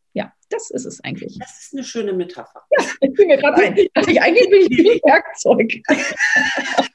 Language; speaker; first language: German; native; German